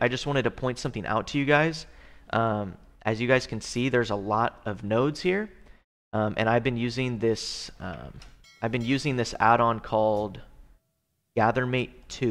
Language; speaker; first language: English; native; English